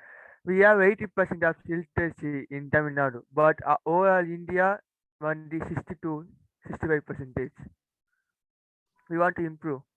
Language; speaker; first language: English; non-native, learner; Tamil